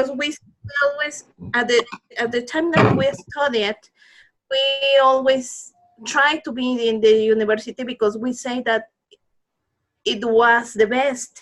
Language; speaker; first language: English; non-native, learner; Spanish